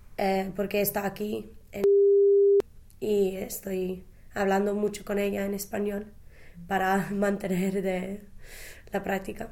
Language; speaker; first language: Spanish; non-native, fluent; English